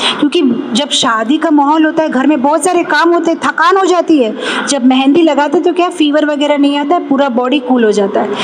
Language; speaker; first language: Hindi; non-native, local second language; Telugu